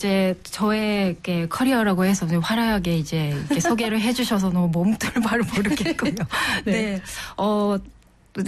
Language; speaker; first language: Korean; non-native, fluent; Japanese